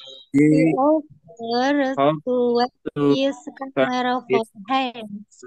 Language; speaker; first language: English; non-native, learner; Indonesian